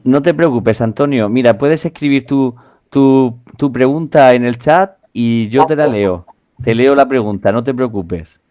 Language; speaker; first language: Spanish; native; Spanish